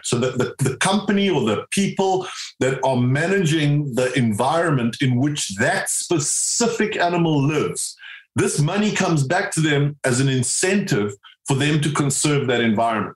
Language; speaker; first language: English; native; English